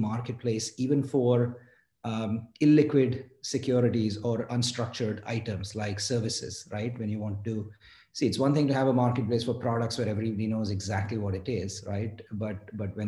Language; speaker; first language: English; non-native, local second language; Gujarati